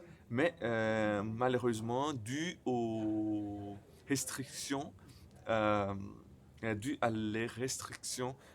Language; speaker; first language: French; non-native, learner; Portuguese